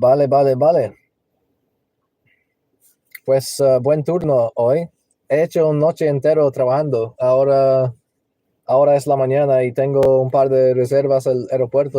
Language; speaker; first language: Spanish; non-native, learner; English